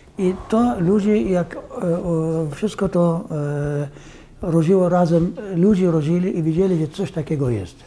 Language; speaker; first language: Polish; non-native, fluent; Arabic